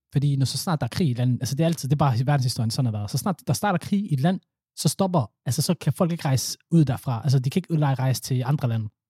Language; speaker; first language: Danish; early bilingual, other home language; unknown